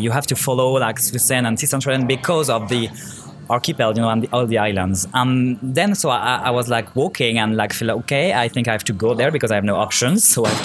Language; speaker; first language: English; non-native, fluent; French